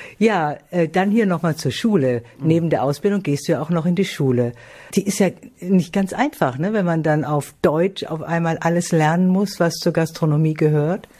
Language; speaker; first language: German; native; German